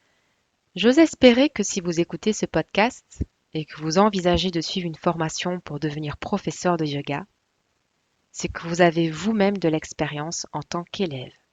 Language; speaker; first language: French; native; French